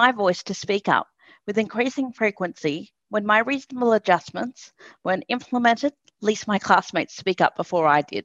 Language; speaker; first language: English; native; English